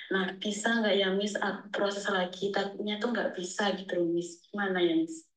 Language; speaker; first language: Indonesian; native; Indonesian